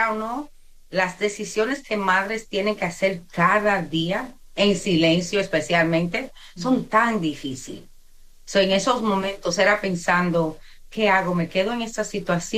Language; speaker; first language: Spanish; early bilingual, heritage; Spanish